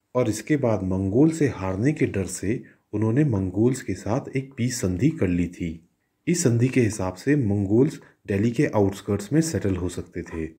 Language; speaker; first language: Hindi; native; Hindi